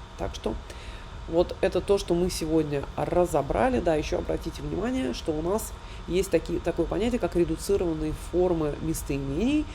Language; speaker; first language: Russian; native; Russian